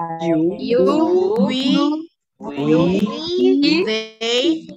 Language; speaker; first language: English; non-native, fluent; Indonesian